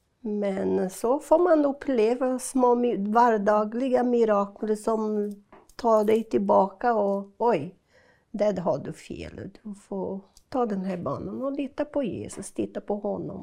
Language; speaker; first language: Swedish; non-native, fluent; Portuguese